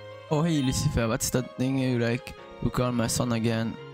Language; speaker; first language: English; non-native, learner; French